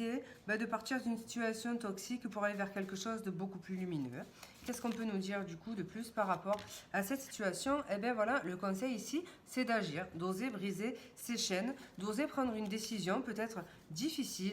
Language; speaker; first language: French; native; French